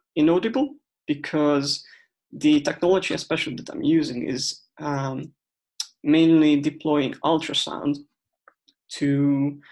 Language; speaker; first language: English; non-native, fluent; Hungarian